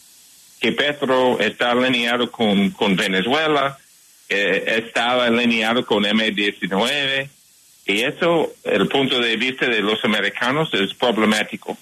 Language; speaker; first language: Spanish; non-native, fluent; English